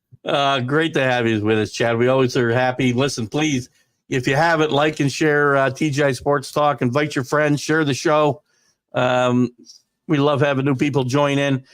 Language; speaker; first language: English; native; English